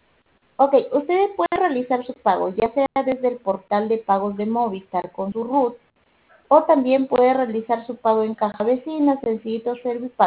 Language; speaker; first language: Spanish; native; Spanish